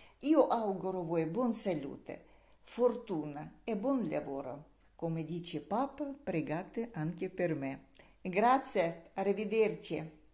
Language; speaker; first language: Italian; non-native, learner; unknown